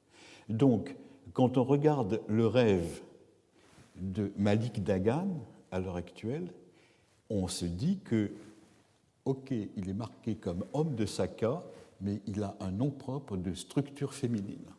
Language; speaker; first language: French; native; French